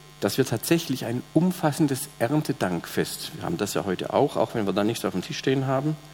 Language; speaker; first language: German; native; German